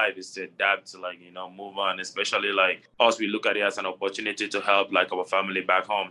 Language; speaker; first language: English; non-native, local second language; French